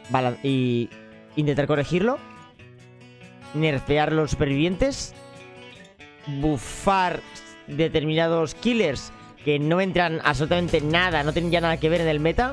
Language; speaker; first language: Spanish; native; Spanish